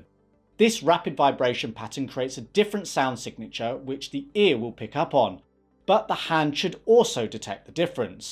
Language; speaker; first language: English; native; English